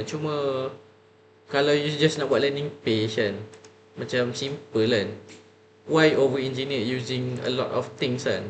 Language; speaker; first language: English; non-native, local second language; Malay